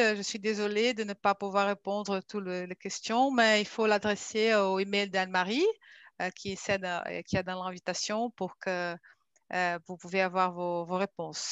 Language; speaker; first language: French; non-native, fluent; Portuguese